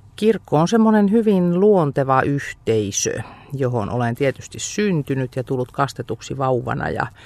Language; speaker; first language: Finnish; native; Finnish